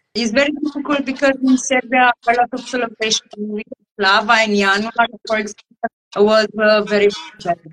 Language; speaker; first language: English; non-native, learner; Romanian